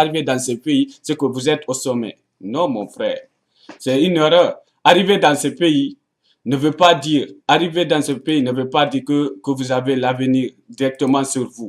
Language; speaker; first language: French; non-native, local second language; Arabic